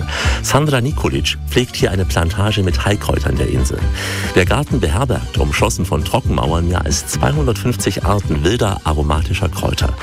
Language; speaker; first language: German; native; German